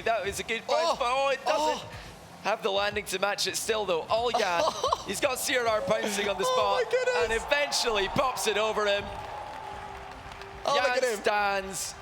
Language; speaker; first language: English; native; English